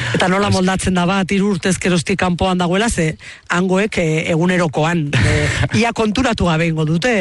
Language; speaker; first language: Basque; native; Basque